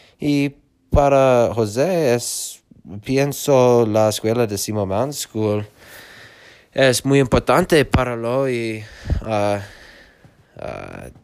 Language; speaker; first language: Spanish; non-native, learner; English